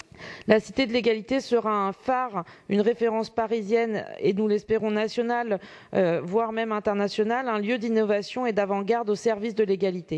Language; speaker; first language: French; native; French